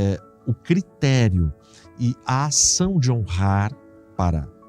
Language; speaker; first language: Portuguese; native; Portuguese